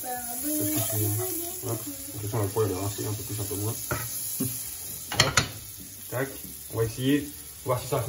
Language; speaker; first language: French; native; French